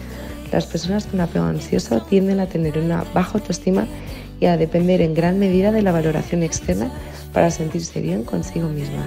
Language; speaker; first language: Spanish; native; Spanish